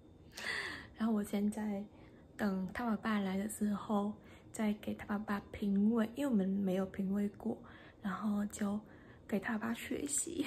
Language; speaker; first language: Chinese; non-native, fluent; Vietnamese